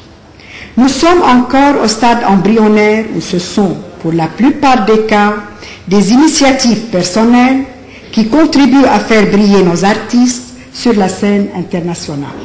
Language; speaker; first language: French; non-native, local second language; Arabic